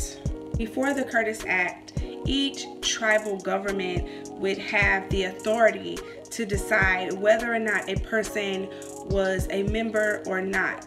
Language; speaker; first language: English; native; English